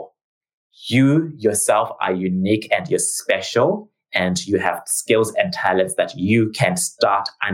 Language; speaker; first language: English; non-native, local second language; Shona